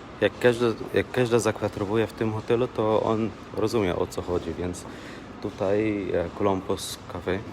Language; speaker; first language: Polish; non-native, learner; Arabic